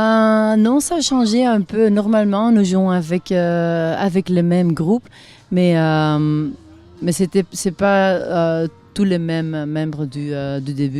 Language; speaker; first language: French; non-native, local second language; Dutch